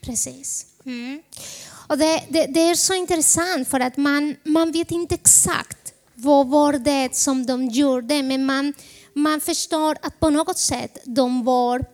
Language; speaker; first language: Swedish; non-native, fluent; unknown